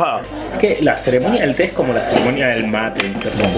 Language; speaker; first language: Spanish; native; Spanish